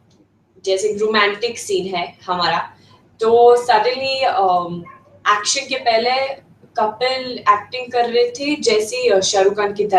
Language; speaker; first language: Hindi; non-native, fluent; Swedish